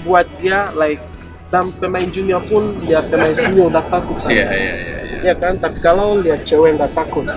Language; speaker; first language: Indonesian; non-native, fluent; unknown